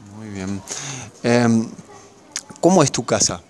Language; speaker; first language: Spanish; native; Spanish